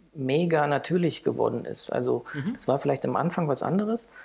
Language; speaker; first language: German; native; German